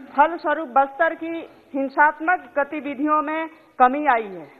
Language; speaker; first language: Hindi; native; Hindi